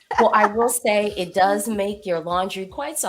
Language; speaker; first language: English; native; English